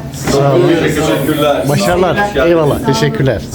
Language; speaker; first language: Turkish; native; Turkish